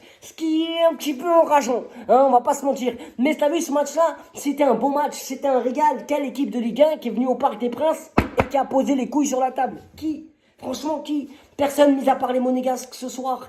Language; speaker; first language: French; native; French